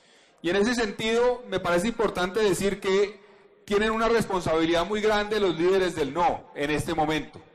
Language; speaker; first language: Spanish; native; Spanish